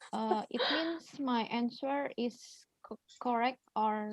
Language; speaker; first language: English; non-native, learner; Indonesian